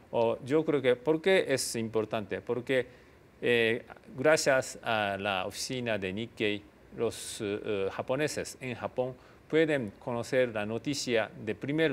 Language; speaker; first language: Spanish; non-native, fluent; Japanese